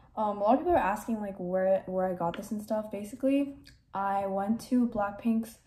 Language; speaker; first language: English; native; English